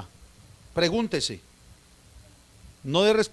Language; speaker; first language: Spanish; native; Spanish